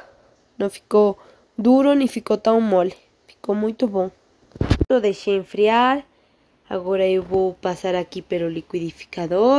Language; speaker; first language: Portuguese; non-native, fluent; Spanish